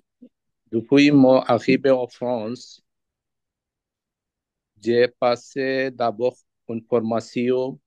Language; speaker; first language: French; non-native, learner; Bangla